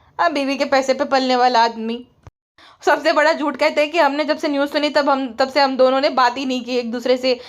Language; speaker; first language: Hindi; native; Hindi